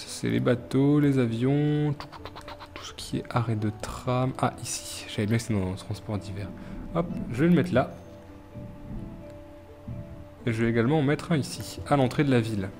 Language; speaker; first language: French; native; French